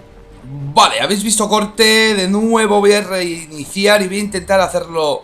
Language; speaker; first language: Spanish; native; Spanish